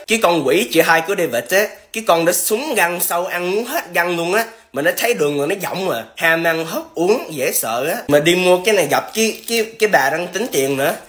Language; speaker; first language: Vietnamese; early bilingual, heritage; Vietnamese